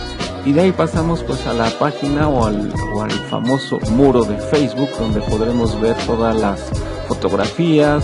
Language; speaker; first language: Spanish; native; Spanish